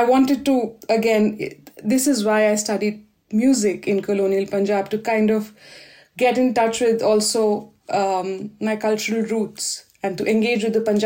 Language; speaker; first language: English; non-native, local second language; Hindi